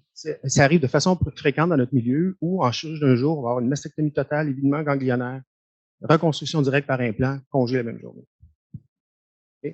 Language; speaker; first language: French; native; French